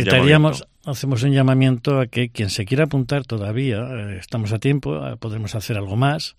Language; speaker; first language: Spanish; native; Spanish